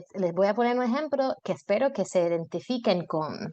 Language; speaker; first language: Spanish; non-native, fluent; English